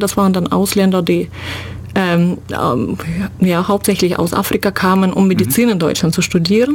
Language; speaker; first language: German; non-native, fluent; Russian